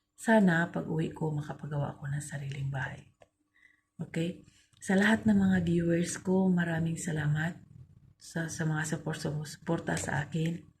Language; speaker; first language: Filipino; non-native, local second language; Cebuano